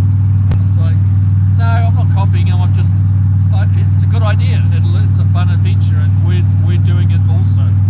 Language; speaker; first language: English; native; English